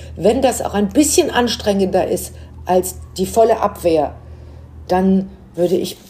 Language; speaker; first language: German; native; German